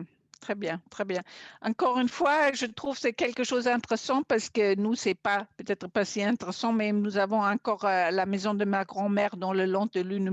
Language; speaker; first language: French; non-native, fluent; German